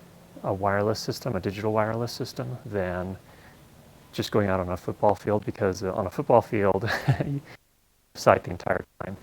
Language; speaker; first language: English; native; English